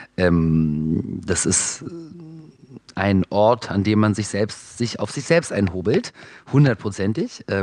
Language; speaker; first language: German; early bilingual, other home language; Russian